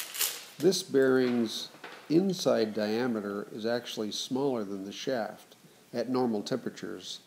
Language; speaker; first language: English; native; English